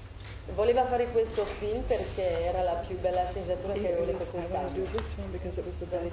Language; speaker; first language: Italian; non-native, fluent; French